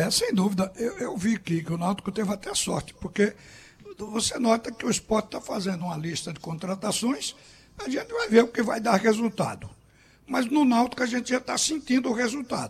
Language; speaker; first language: Portuguese; native; Portuguese